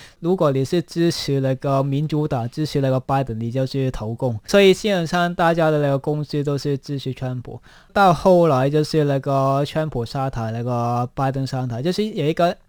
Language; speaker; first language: Chinese; non-native, local second language; Cantonese